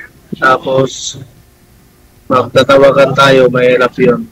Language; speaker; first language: Filipino; non-native, local second language; Iloko